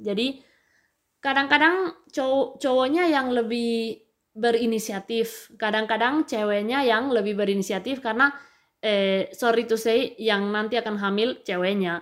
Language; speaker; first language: Indonesian; non-native, fluent; Spanish